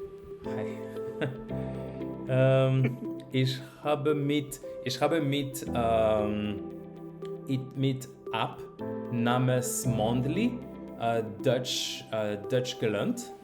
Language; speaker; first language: German; non-native, learner; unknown